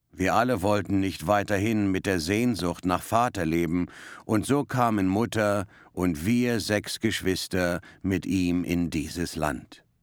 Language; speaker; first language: German; native; German